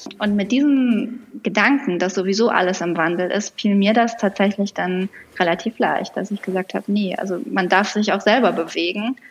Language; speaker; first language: German; native; German